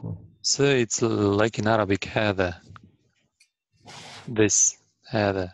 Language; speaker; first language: English; non-native, learner; Arabic